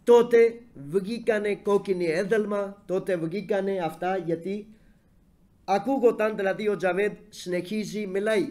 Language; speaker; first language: Greek; non-native, fluent; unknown